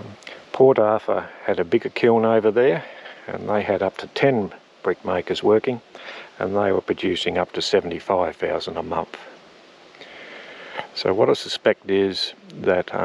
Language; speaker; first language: English; native; English